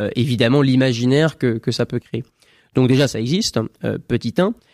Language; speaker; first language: French; native; French